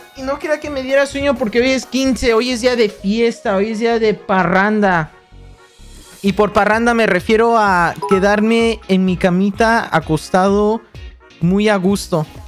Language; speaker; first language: Spanish; native; Spanish